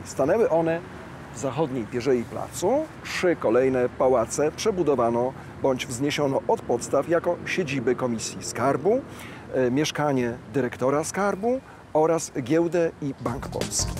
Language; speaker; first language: Polish; native; Polish